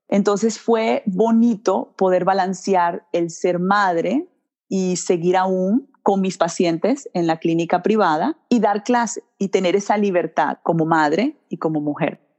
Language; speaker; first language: Spanish; native; Spanish